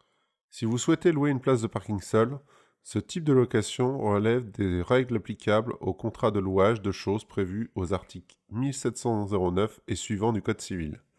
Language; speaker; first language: French; native; French